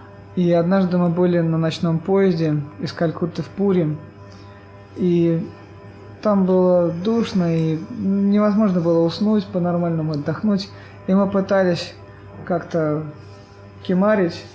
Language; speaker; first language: Russian; native; Russian